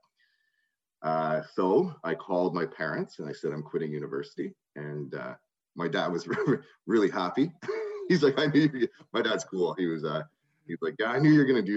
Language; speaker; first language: English; native; English